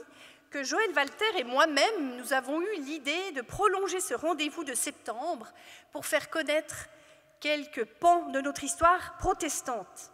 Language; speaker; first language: French; native; French